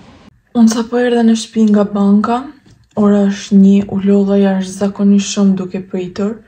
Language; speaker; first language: Albanian; native; Albanian